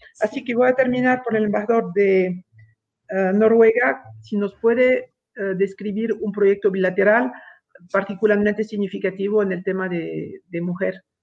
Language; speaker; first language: Spanish; non-native, fluent; French